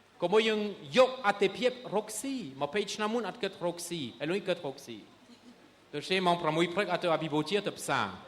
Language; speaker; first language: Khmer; non-native, fluent; French